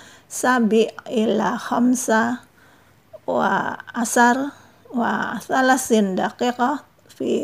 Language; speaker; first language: Arabic; non-native, fluent; Indonesian